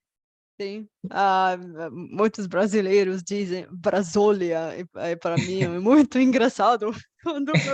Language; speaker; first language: Portuguese; non-native, fluent; Bulgarian